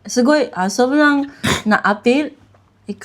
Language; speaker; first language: Filipino; non-native, learner; Japanese